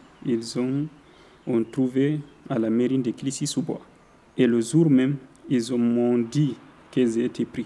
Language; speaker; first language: French; non-native, learner; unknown